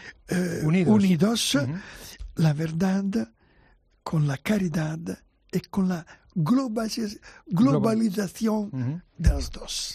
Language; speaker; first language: Spanish; non-native, fluent; Italian